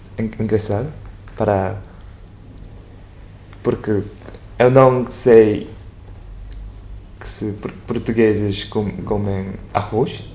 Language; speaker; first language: Portuguese; non-native, learner; Korean